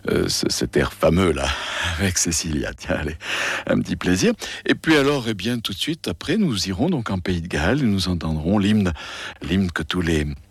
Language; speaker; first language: French; native; French